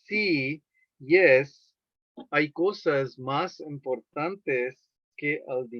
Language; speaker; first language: Spanish; non-native, fluent; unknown